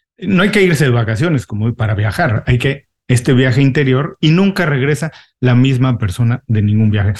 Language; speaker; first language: Spanish; native; Spanish